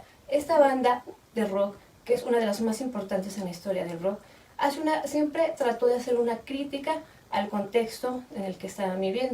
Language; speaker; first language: Spanish; native; Spanish